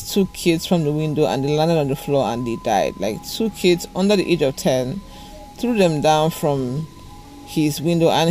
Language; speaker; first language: English; non-native, local second language; Igbo